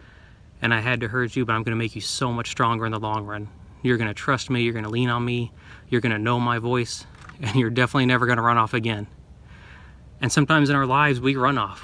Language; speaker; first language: English; native; English